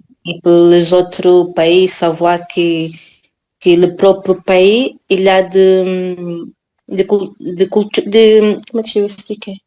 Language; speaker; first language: French; non-native, learner; Portuguese